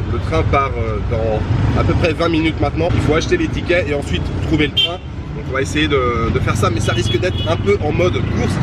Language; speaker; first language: French; native; French